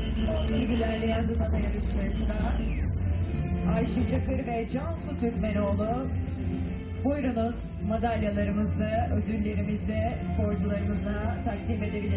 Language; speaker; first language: Turkish; native; Turkish